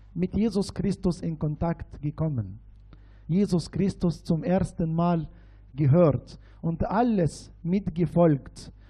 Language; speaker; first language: German; non-native, fluent; Arabic